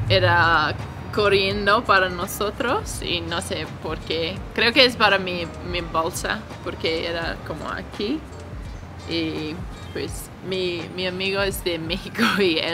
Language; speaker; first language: Spanish; non-native, learner; English